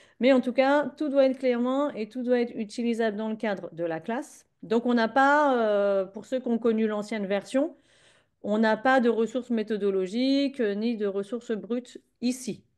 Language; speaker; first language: French; native; French